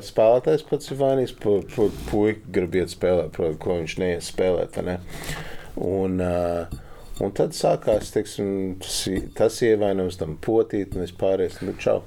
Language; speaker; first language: Latvian; early bilingual, heritage; Latvian